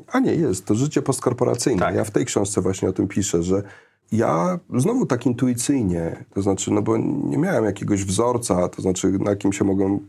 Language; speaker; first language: Polish; early bilingual, heritage; Polish